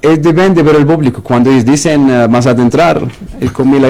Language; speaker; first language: Spanish; non-native, learner; Arabic